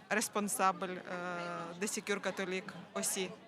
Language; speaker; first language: French; non-native, learner; Ukrainian